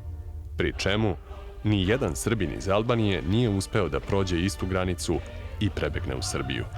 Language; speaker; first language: Bosnian; native; Bosnian